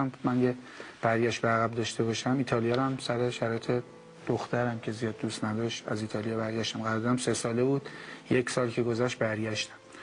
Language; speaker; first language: Persian; native; Persian